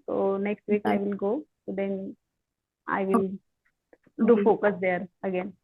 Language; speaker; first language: English; non-native, learner; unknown